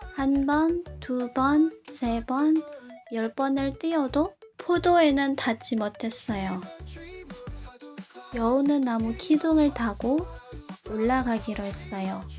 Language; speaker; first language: Korean; non-native, learner; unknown